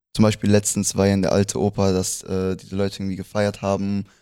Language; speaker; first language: German; early bilingual, other home language; Spanish